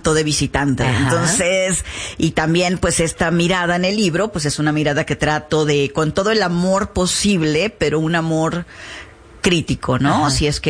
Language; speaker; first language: Spanish; native; Spanish